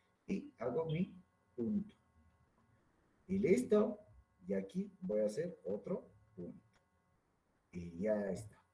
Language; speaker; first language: Spanish; native; Spanish